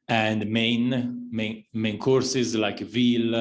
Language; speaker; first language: English; non-native, fluent; Italian